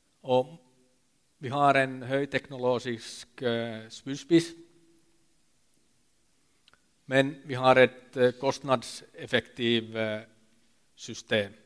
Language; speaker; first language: Swedish; non-native, local second language; Finnish